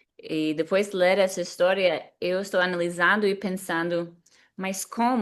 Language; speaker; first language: Portuguese; non-native, fluent; English